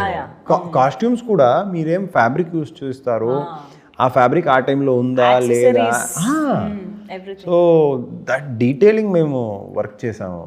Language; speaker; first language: Telugu; non-native, learner; Kannada